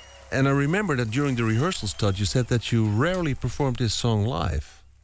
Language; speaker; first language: English; non-native, fluent; Dutch